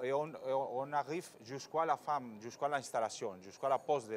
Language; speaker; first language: French; non-native, fluent; Spanish